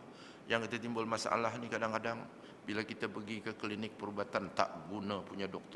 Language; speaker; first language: Malay; native; Malay